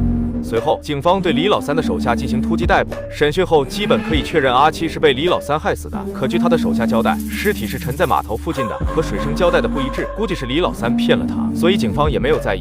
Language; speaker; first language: Chinese; native; Chinese